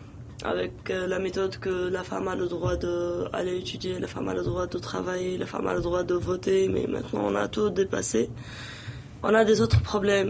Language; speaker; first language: French; non-native, local second language; Arabic